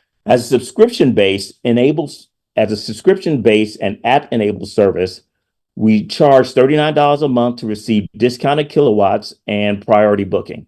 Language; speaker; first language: English; native; English